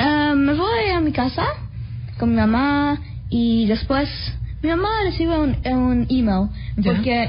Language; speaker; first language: Spanish; early bilingual, heritage; Spanish